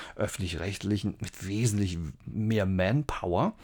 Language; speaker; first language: German; native; German